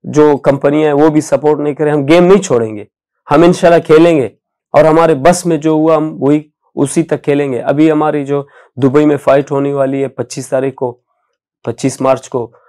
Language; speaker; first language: Urdu; non-native, local second language; Baluchi